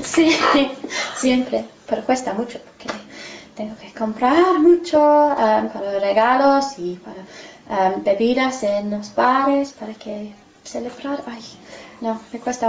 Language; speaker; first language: Spanish; non-native, fluent; English